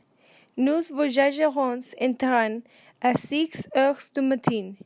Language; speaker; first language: French; non-native, learner; Spanish